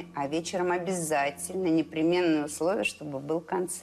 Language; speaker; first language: Russian; native; Russian